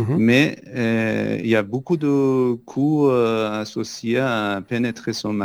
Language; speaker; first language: French; non-native, fluent; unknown